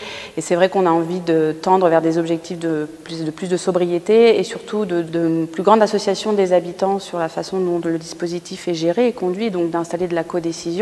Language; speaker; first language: French; native; French